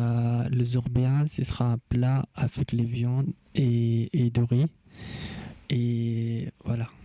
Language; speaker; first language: French; non-native, fluent; Arabic